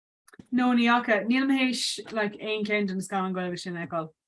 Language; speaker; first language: Irish; non-native, local second language; English